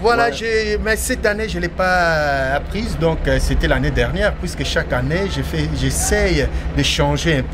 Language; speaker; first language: French; non-native, local second language; Lingala